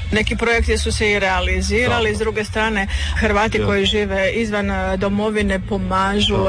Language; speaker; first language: Serbian; native; Serbian